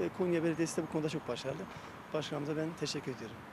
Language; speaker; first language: Turkish; native; Turkish